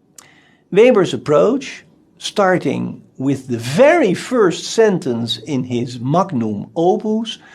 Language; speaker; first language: English; non-native, fluent; Dutch